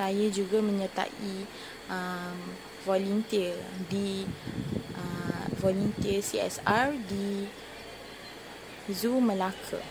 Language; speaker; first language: Malay; native; Malay